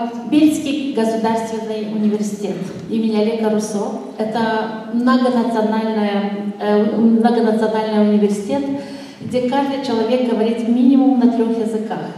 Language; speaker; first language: Russian; non-native, local second language; Romanian